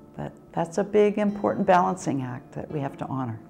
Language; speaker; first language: English; native; English